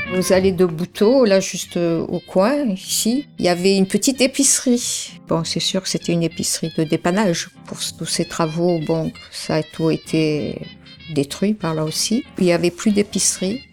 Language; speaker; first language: French; native; French